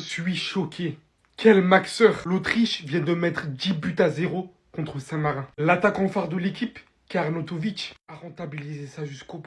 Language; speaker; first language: French; native; French